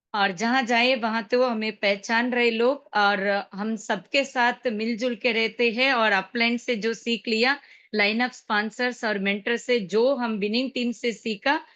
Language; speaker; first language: Hindi; non-native, local second language; Telugu